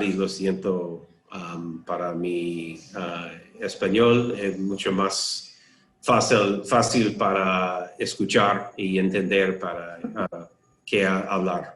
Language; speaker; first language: Spanish; non-native, learner; English